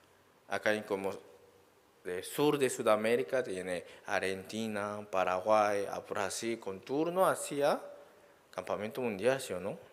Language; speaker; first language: Spanish; non-native, learner; Korean